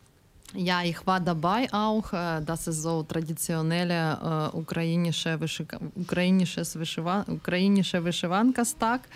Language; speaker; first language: German; non-native, learner; Ukrainian